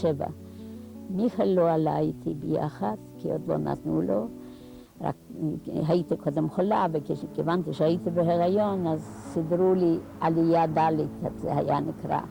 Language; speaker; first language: Hebrew; non-native, fluent; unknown